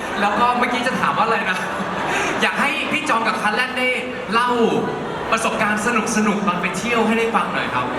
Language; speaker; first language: Thai; native; Thai